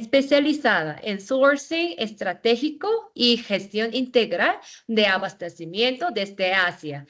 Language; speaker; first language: Spanish; non-native, fluent; Korean